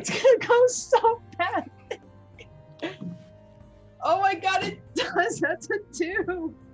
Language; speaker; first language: English; native; English